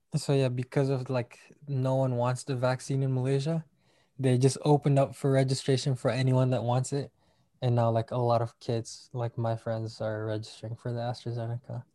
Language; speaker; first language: English; non-native, local second language; Malay